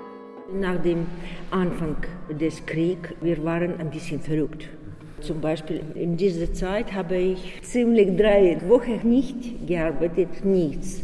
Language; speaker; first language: German; non-native, learner; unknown